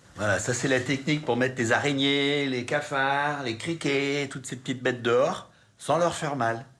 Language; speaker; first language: French; native; French